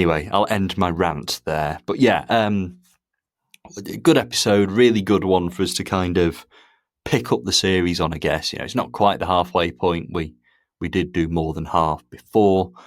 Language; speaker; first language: English; native; English